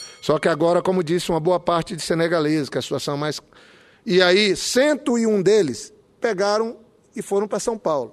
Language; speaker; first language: Portuguese; native; Portuguese